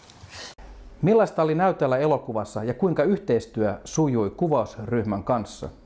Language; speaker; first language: Finnish; native; Finnish